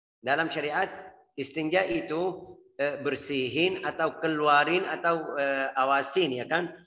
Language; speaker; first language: Indonesian; non-native, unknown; Arabic